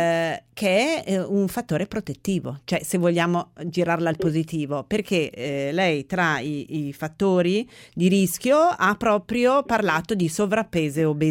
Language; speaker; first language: Italian; native; Italian